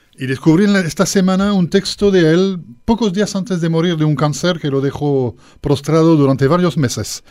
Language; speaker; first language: Spanish; non-native, fluent; French